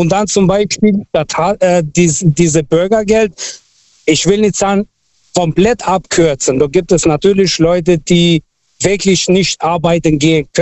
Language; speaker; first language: German; non-native, fluent; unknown